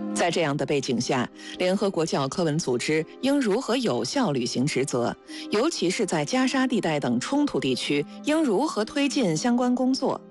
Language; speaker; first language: Chinese; native; Chinese